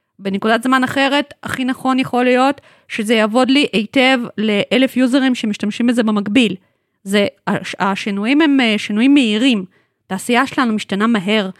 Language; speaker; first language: Hebrew; non-native, fluent; Russian